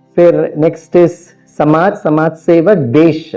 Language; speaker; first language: Hindi; non-native, local second language; Malayalam